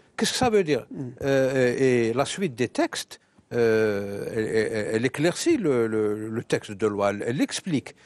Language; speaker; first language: French; non-native, local second language; Arabic